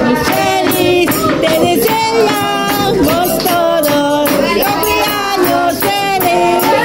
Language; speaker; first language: Spanish; non-native, fluent; Filipino